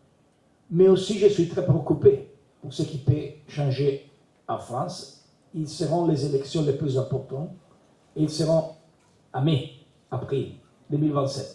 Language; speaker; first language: French; non-native, learner; Italian